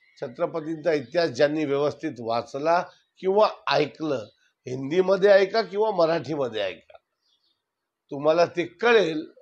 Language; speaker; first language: Marathi; non-native, local second language; Urdu